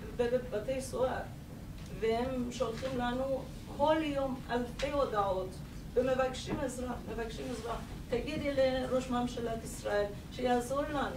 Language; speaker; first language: Hebrew; non-native, learner; Persian